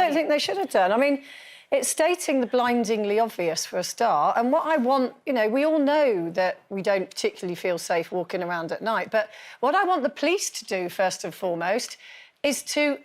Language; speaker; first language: English; native; English